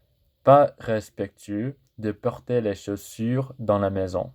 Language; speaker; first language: French; non-native, fluent; English